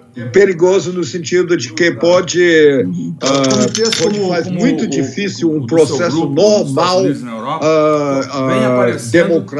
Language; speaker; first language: Portuguese; non-native, fluent; English